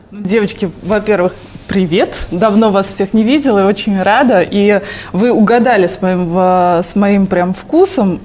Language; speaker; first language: Russian; native; Russian